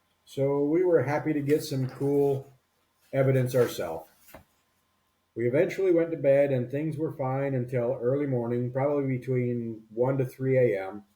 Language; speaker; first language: English; native; English